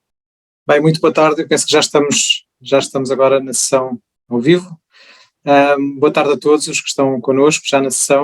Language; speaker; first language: Portuguese; native; Portuguese